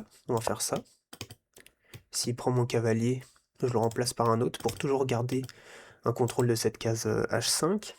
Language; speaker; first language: French; native; French